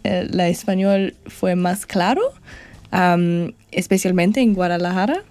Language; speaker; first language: Spanish; non-native, learner; English